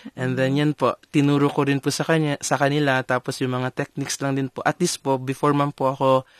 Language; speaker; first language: Filipino; non-native, local second language; Cebuano